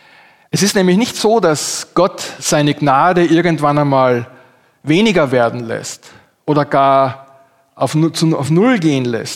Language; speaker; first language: German; native; German